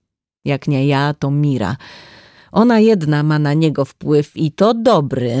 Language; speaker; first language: Polish; native; Polish